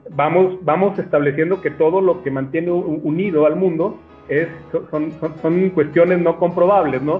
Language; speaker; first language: Spanish; native; Spanish